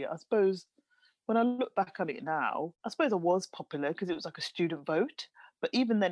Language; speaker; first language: English; native; English